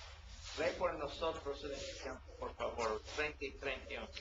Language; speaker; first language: Spanish; non-native, learner; English